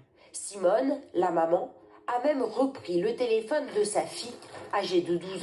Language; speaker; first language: French; native; French